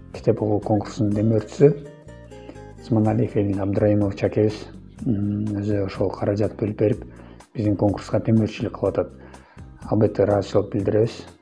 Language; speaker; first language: Kyrgyz; native; Kyrgyz